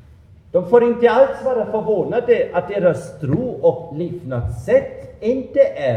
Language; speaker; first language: Swedish; non-native, fluent; German